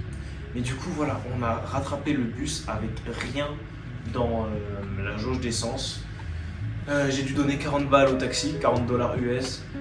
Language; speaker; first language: French; native; French